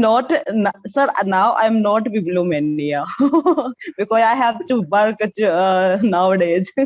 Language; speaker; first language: English; non-native, learner; Hindi